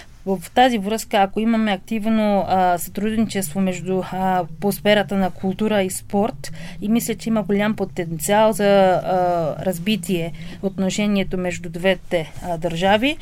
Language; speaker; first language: Bulgarian; non-native, fluent; Korean